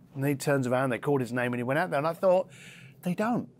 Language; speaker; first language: English; native; English